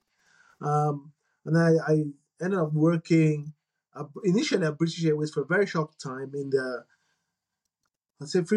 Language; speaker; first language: English; non-native, local second language; Igbo